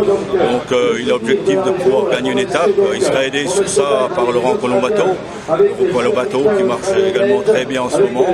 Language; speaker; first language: French; native; French